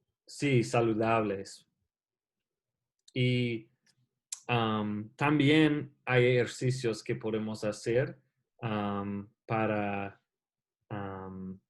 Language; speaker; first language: Spanish; non-native, learner; English